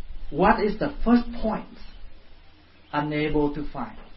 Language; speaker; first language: English; non-native, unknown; Vietnamese